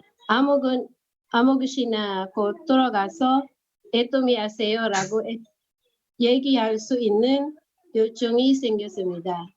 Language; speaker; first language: Korean; early bilingual, other home language; Filipino